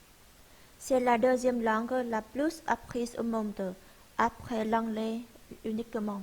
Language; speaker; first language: French; non-native, learner; Vietnamese